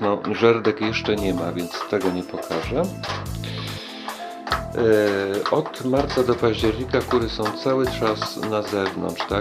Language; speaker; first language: Polish; native; Polish